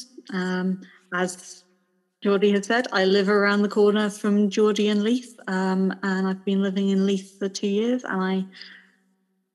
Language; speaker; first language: English; native; English